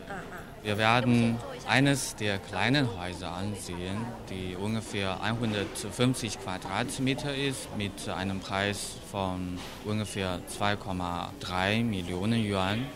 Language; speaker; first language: German; non-native, fluent; Chinese